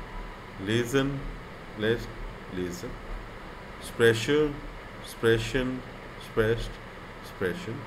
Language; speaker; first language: German; non-native, learner; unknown